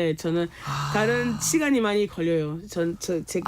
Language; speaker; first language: Korean; non-native, fluent; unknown